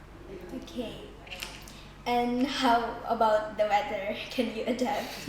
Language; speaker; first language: English; non-native, learner; Indonesian